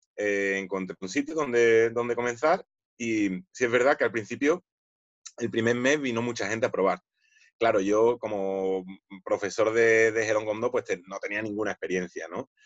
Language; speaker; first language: Spanish; native; Spanish